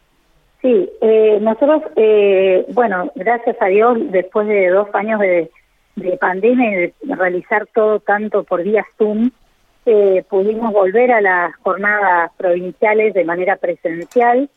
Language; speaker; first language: Spanish; native; Spanish